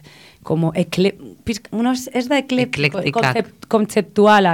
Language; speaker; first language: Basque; non-native, local second language; Spanish